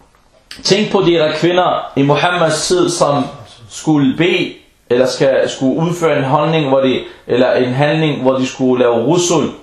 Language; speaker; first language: Danish; non-native, local second language; Arabic